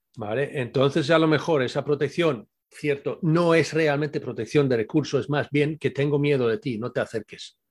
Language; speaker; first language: Spanish; native; Spanish